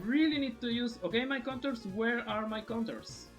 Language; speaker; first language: English; non-native, fluent; Spanish